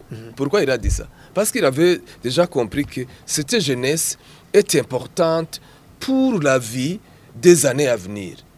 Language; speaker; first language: French; non-native, local second language; Rundi